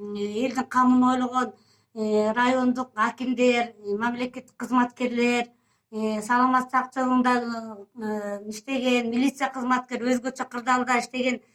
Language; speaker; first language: Kyrgyz; native; Kyrgyz